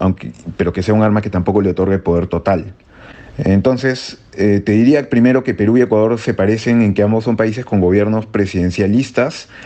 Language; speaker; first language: Spanish; native; Spanish